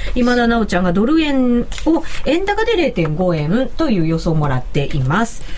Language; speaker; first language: Japanese; native; Japanese